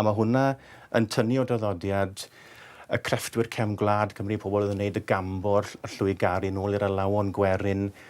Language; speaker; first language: Welsh; native; Welsh